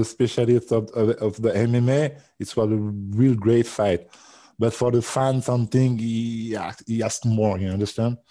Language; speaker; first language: English; non-native, learner; French